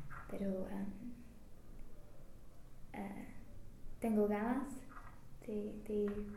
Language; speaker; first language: Spanish; non-native, learner; English